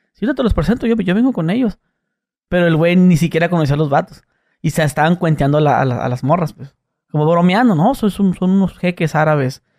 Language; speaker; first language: Spanish; native; Spanish